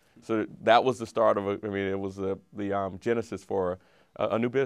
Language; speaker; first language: English; native; English